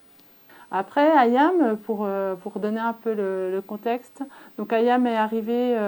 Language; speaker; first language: French; native; French